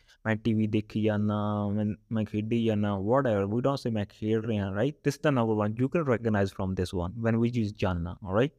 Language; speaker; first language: English; non-native, local second language; Punjabi